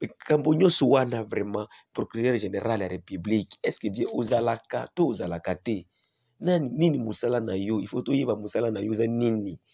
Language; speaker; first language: Lingala; non-native, local second language; Swahili